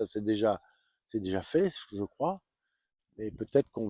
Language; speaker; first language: French; native; French